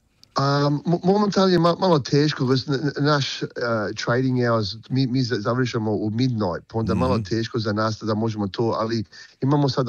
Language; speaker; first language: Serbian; early bilingual, heritage; Croatian